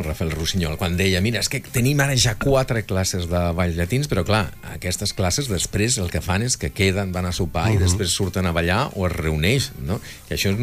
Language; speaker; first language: Catalan; native; Catalan